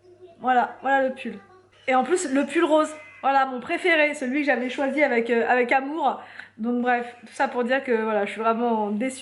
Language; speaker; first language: French; native; French